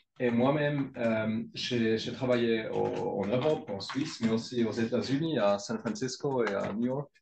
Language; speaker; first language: French; non-native, local second language; German